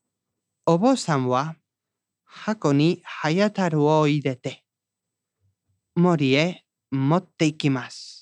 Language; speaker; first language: Japanese; non-native, learner; Spanish